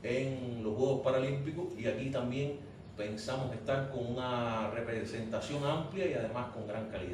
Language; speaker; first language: Spanish; native; Spanish